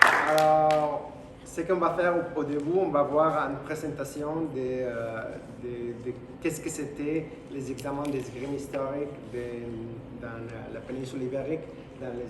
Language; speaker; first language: French; non-native, fluent; Spanish